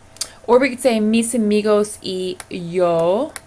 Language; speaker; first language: Spanish; non-native, fluent; English